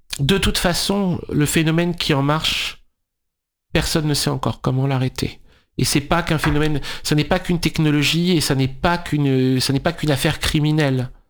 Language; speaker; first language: French; native; French